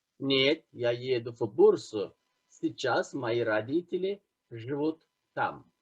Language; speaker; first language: Russian; non-native, fluent; Turkish